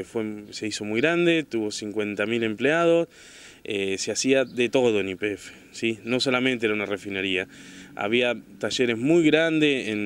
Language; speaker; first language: Spanish; native; Spanish